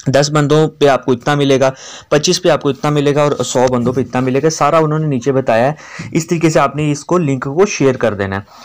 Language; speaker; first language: Urdu; non-native, local second language; Punjabi